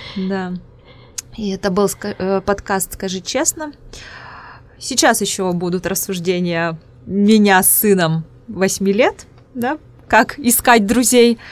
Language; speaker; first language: Russian; non-native, local second language; Udmurt